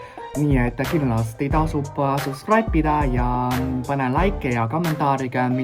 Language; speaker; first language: Estonian; non-native, fluent; Chinese